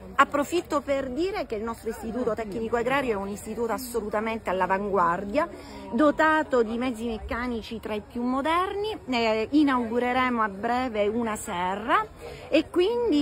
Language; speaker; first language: Italian; native; Italian